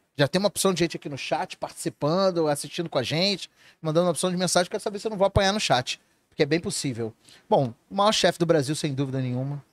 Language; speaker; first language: Portuguese; native; Portuguese